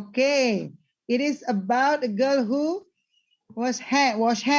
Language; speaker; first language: English; non-native, learner; Indonesian